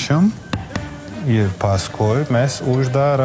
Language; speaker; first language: Lithuanian; non-native, learner; Turkish